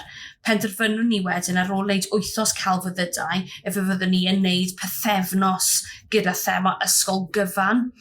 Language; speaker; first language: Welsh; native; Welsh